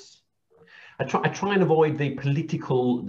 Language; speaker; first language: English; native; English